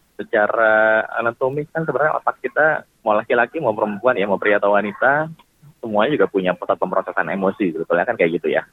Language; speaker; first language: Indonesian; native; Indonesian